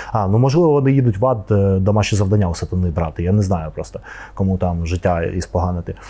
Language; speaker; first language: Ukrainian; non-native, local second language; Russian